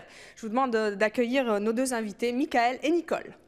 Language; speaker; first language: French; native; French